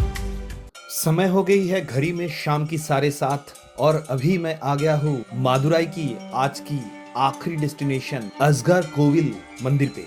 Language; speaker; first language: Hindi; non-native, local second language; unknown